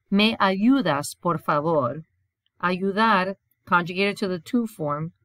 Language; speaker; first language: Spanish; non-native, fluent; English